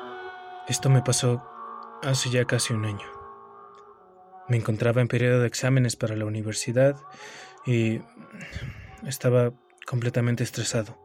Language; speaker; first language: Spanish; native; Spanish